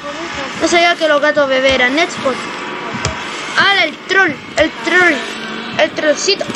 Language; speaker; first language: Spanish; native; Spanish